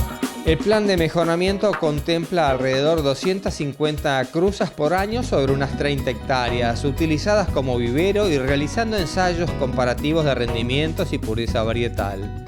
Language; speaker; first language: Spanish; native; Spanish